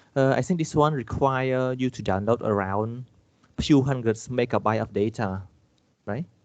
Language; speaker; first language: English; non-native, fluent; Khmer